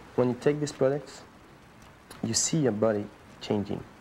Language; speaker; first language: English; non-native, learner; French